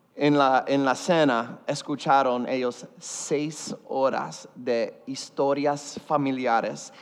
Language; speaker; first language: Spanish; early bilingual, heritage; Spanish